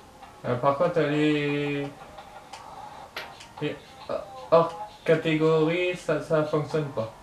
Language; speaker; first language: French; native; French